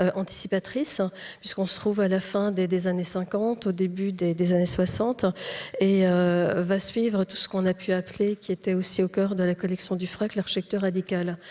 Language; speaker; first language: French; native; French